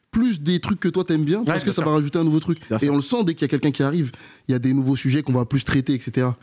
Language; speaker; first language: French; native; French